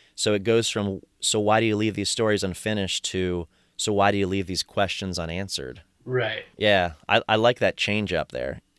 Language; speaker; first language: English; native; English